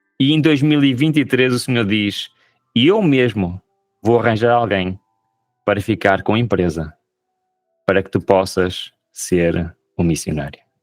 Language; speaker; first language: Portuguese; native; Portuguese